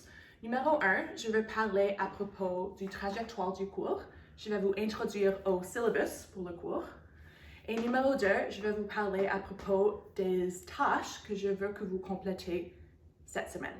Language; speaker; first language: French; non-native, local second language; English